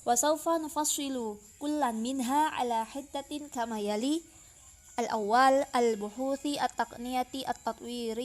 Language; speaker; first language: Arabic; non-native, learner; Indonesian